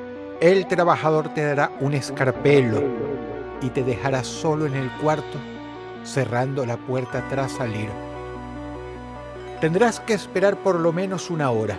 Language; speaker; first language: Spanish; native; Spanish